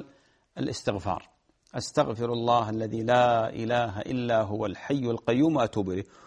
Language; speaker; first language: Arabic; native; Arabic